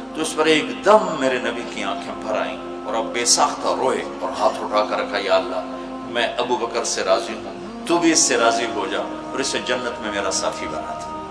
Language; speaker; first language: Urdu; non-native, local second language; Punjabi